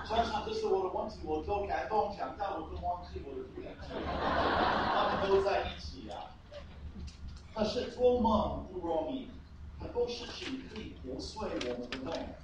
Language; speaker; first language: Chinese; non-native, fluent; English